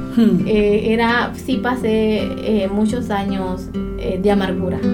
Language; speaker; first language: Spanish; native; Spanish